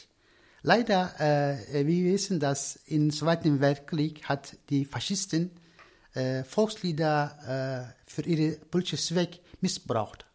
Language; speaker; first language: German; non-native, learner; Turkish